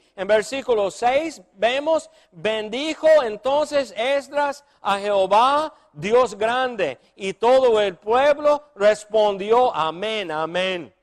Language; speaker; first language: Spanish; non-native, fluent; English